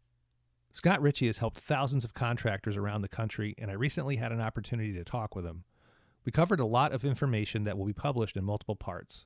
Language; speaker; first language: English; native; English